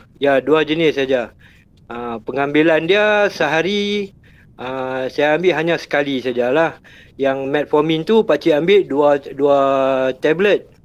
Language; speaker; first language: Malay; native; Malay